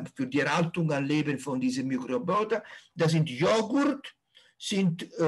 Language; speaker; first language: German; non-native, fluent; Italian